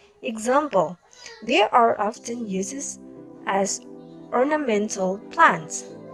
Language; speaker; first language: English; non-native, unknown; Indonesian